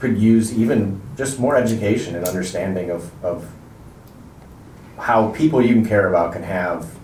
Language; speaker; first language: English; native; English